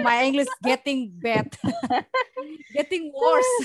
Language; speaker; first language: English; non-native, learner; Indonesian